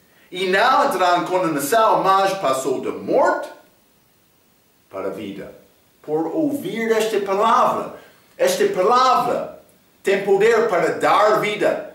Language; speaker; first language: Portuguese; non-native, fluent; English